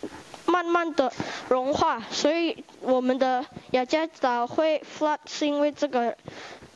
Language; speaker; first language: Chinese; non-native, learner; Indonesian